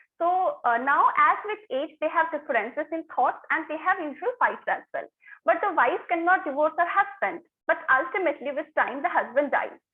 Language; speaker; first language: English; non-native, local second language; Bangla